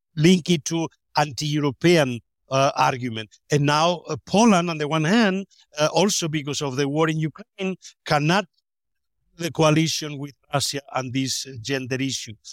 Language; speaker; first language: English; non-native, fluent; Spanish